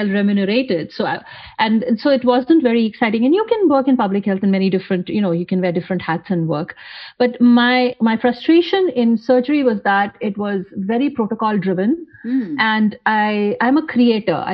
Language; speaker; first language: English; non-native, local second language; Hindi